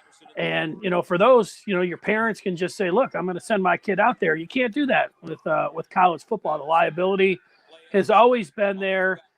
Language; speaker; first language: English; native; English